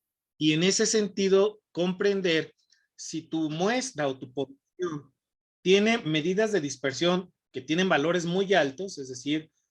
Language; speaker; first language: Spanish; native; Spanish